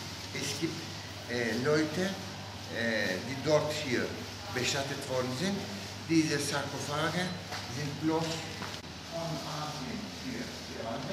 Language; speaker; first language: German; non-native, fluent; Turkish